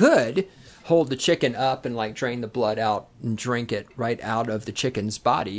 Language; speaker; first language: English; native; English